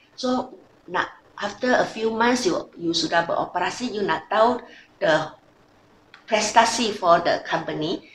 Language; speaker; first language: English; non-native, local second language; Malay